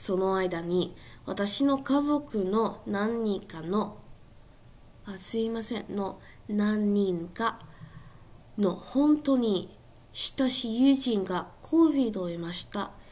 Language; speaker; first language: Japanese; non-native, learner; English